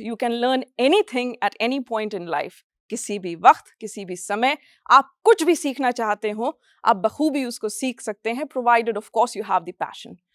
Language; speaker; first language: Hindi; non-native, fluent; English